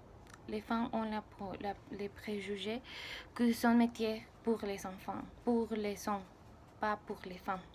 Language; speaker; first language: French; non-native, learner; Spanish